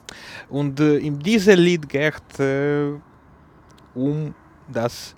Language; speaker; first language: German; non-native, learner; Ukrainian